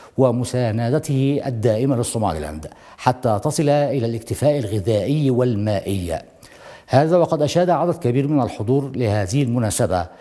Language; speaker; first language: Arabic; non-native, local second language; Somali